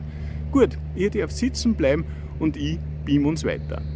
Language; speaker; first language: German; native; German